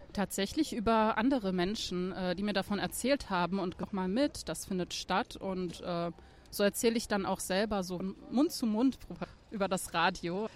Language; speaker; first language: German; early bilingual, other home language; Croatian